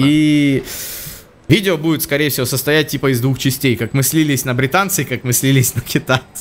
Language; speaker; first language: Russian; native; Russian